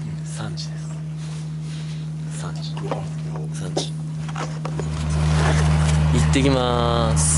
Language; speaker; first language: Japanese; native; Japanese